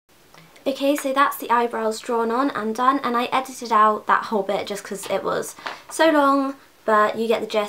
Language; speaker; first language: English; native; English